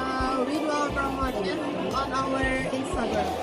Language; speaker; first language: English; non-native, learner; Indonesian